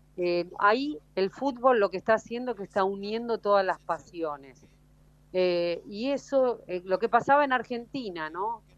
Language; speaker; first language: Spanish; native; Spanish